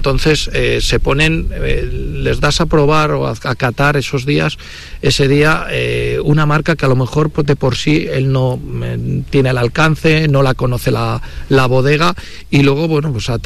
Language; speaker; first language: Spanish; native; Spanish